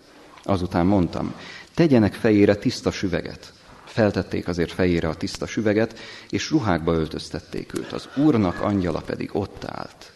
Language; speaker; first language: Hungarian; native; Hungarian